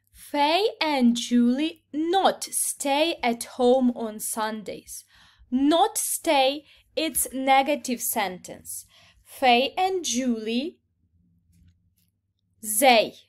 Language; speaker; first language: English; non-native, fluent; Ukrainian